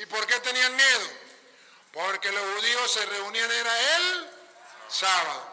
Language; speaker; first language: Spanish; native; Spanish